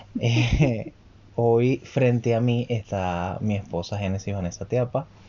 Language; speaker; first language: Spanish; native; Spanish